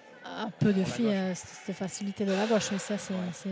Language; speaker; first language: French; native; French